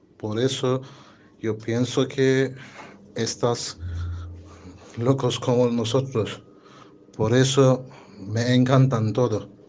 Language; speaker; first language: Spanish; non-native, learner; Turkish